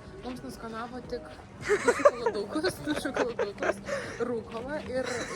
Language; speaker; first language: Lithuanian; non-native, local second language; Russian